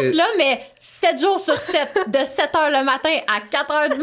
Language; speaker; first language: French; native; French